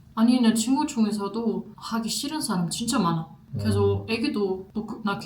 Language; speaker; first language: Korean; non-native, fluent; German